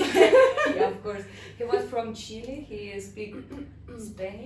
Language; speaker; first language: English; non-native, learner; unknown